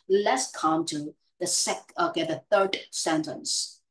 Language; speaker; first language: English; non-native, fluent; Vietnamese